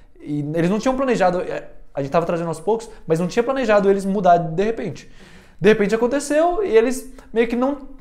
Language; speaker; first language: Portuguese; early bilingual, heritage; Portuguese